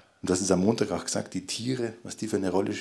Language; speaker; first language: German; native; German